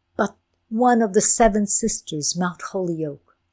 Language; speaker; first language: English; non-native, fluent; Ukrainian